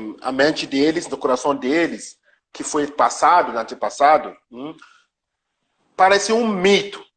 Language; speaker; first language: Portuguese; non-native, learner; Yoruba